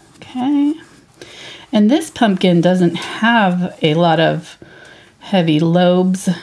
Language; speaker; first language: English; native; English